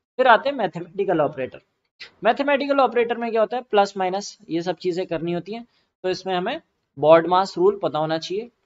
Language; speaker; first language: Hindi; native; Hindi